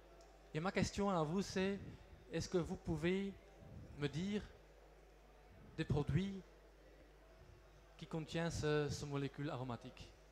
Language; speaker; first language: French; non-native, local second language; Dutch